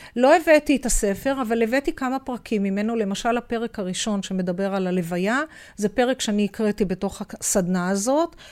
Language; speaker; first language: Hebrew; native; Hebrew